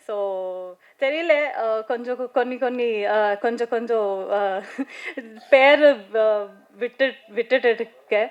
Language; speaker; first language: Tamil; non-native, fluent; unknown